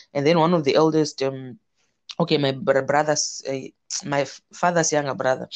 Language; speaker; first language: English; non-native, local second language; Shona